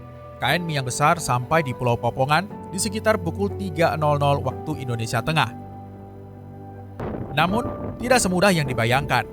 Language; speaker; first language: Indonesian; native; Indonesian